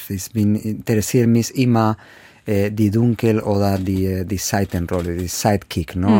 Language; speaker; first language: German; non-native, fluent; Spanish